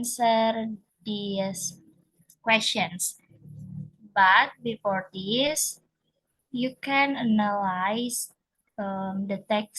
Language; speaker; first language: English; non-native, learner; Indonesian